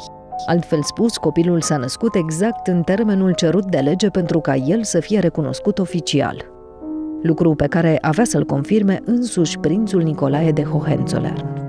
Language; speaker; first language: Romanian; native; Romanian